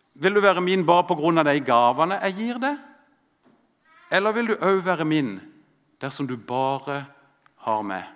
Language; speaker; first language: Norwegian; native; Norwegian